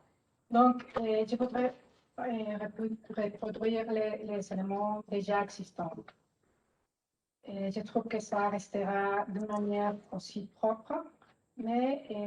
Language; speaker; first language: French; non-native, fluent; Spanish